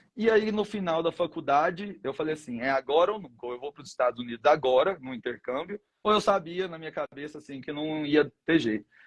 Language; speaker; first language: Portuguese; native; Portuguese